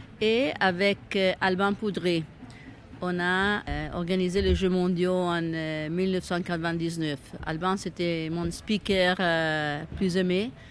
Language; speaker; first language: French; non-native, fluent; Italian